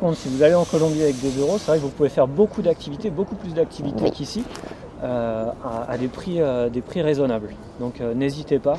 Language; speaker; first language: French; native; French